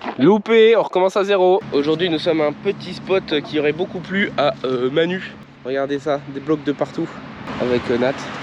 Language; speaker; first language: French; native; French